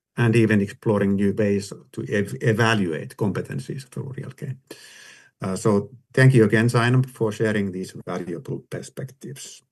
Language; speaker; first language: English; non-native, fluent; Finnish